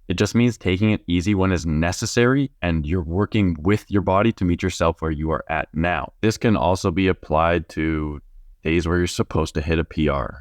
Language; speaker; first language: English; native; English